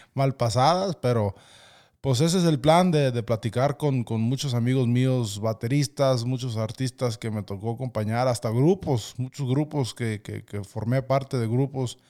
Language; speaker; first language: Spanish; early bilingual, other home language; English